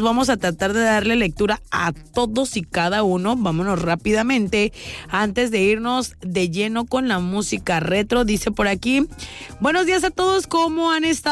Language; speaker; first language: Spanish; native; Spanish